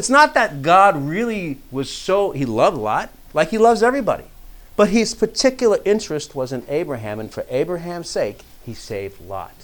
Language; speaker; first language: English; native; English